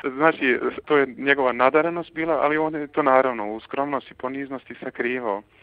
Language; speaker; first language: Croatian; early bilingual, heritage; Croatian